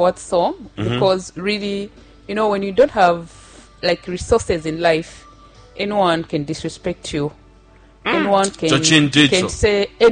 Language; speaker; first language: English; non-native, local second language; Bemba